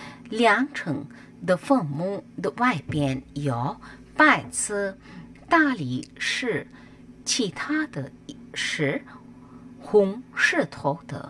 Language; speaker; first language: Chinese; non-native, learner; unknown